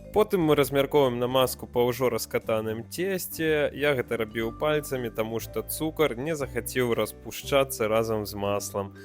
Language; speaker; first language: Belarusian; non-native, local second language; Russian